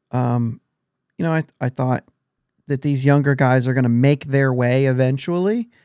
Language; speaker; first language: English; native; English